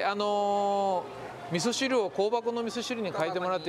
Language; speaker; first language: Japanese; native; Japanese